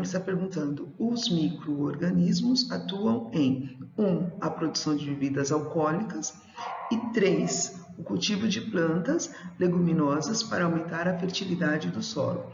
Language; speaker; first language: Portuguese; native; Portuguese